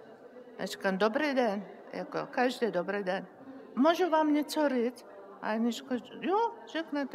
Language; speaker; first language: Czech; non-native, learner; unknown